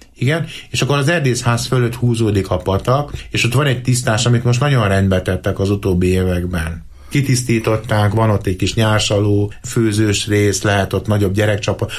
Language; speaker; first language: Hungarian; native; Hungarian